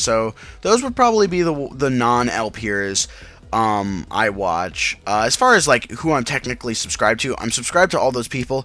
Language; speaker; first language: English; native; English